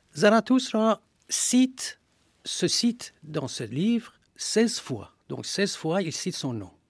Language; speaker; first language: French; non-native, fluent; Persian